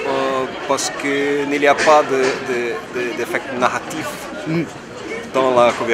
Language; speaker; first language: French; non-native, fluent; Portuguese